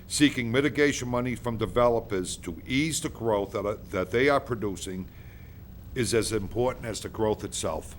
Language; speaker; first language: English; native; English